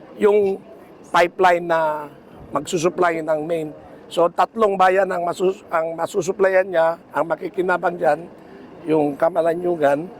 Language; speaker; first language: Filipino; non-native, local second language; Iloko